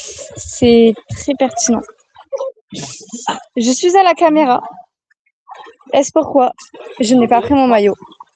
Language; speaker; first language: French; native; French